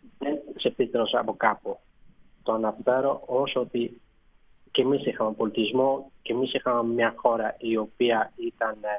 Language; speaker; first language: Greek; non-native, fluent; Persian